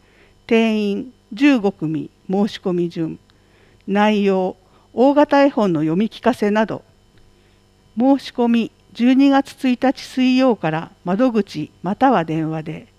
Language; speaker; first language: Japanese; native; Japanese